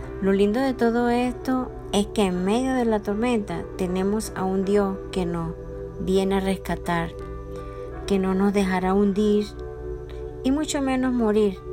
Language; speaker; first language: Spanish; native; Spanish